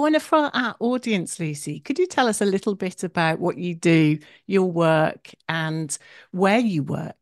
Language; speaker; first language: English; native; English